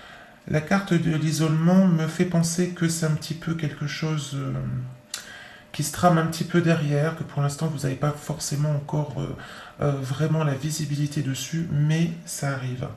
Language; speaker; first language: French; native; French